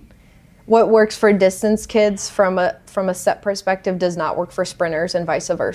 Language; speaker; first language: English; native; English